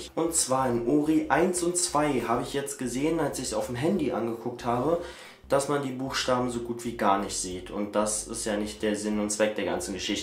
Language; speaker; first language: German; native; German